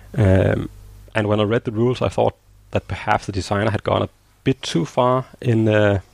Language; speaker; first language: English; non-native, fluent; Danish